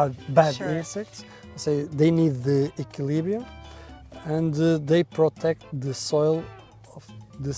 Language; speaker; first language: English; non-native, learner; Portuguese